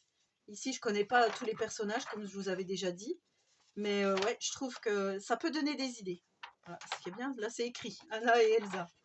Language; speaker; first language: French; native; French